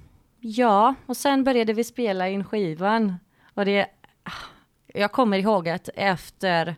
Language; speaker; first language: Swedish; non-native, fluent; Greek